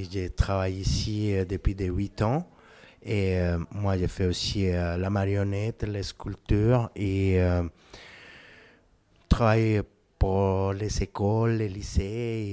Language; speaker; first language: French; non-native, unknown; Spanish